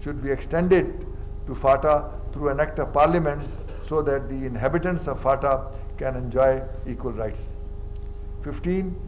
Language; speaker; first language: English; non-native, local second language; Urdu